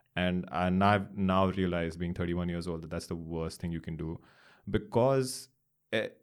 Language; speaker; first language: English; non-native, local second language; Hindi